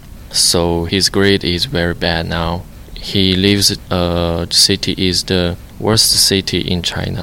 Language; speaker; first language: English; non-native, learner; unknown